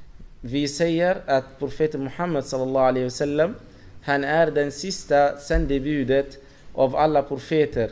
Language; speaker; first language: Swedish; non-native, fluent; Arabic